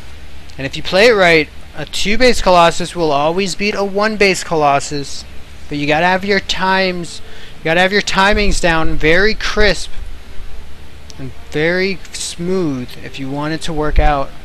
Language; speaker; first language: English; native; English